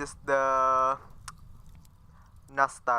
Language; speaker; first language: English; non-native, fluent; Indonesian